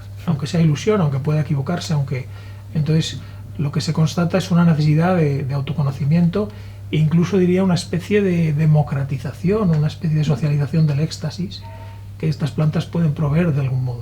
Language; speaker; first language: Spanish; native; Spanish